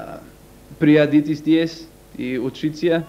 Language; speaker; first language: Russian; non-native, learner; English